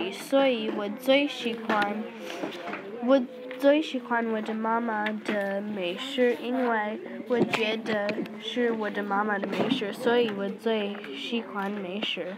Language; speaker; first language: Chinese; non-native, learner; English